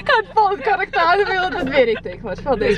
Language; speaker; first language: Latvian; native; Latvian